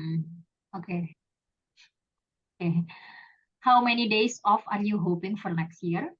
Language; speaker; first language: English; non-native, fluent; Indonesian